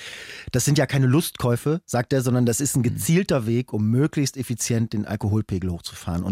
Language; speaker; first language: German; native; German